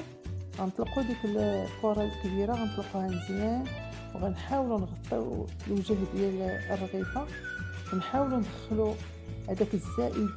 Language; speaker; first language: Arabic; native; Arabic